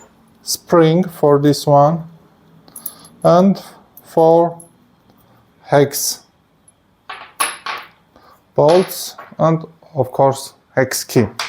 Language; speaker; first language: English; non-native, fluent; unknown